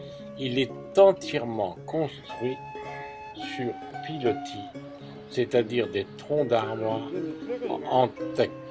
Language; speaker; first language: French; native; French